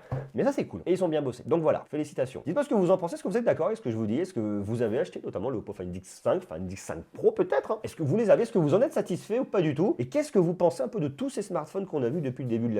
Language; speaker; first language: French; native; French